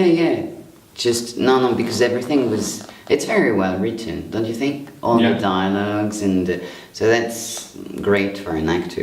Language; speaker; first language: English; non-native, fluent; French